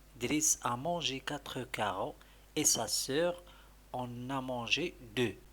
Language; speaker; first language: French; non-native, local second language; Arabic